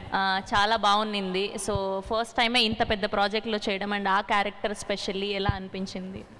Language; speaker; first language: Telugu; native; Telugu